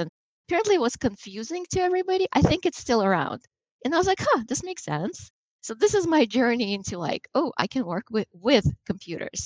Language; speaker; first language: English; non-native, fluent; Russian